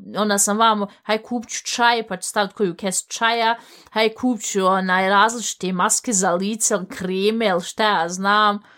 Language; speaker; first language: Bosnian; native; Bosnian